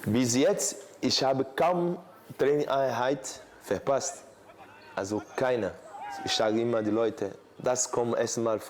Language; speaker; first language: German; non-native, fluent; Portuguese